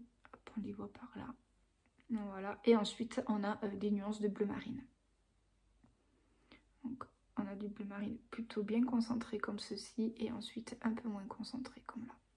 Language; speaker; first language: French; native; French